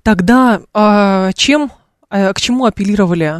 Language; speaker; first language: Russian; native; Russian